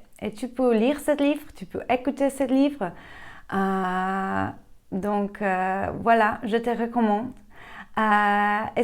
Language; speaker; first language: French; non-native, fluent; Polish